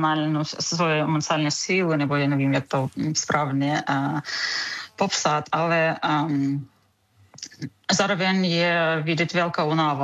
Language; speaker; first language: Czech; non-native, learner; Ukrainian